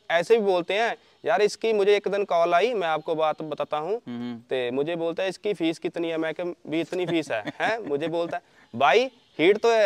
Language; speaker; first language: Hindi; native; Hindi